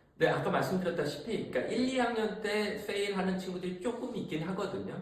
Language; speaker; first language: Korean; native; Korean